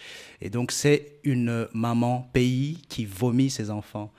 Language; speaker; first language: French; non-native, local second language; Malagasy